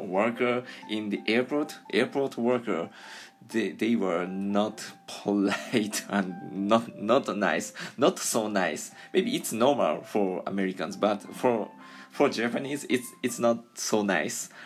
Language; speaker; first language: English; non-native, learner; Japanese